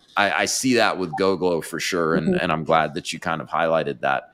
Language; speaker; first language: English; native; English